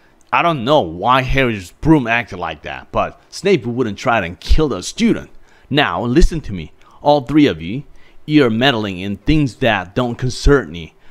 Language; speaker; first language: English; non-native, fluent; Korean